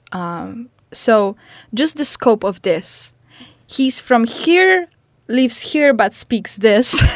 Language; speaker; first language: English; non-native, fluent; Polish